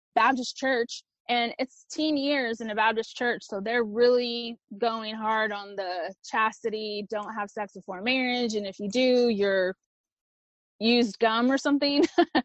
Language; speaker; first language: English; early bilingual, other home language; Spanish